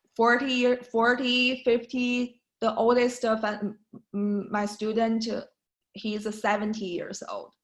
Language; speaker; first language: English; non-native, learner; Chinese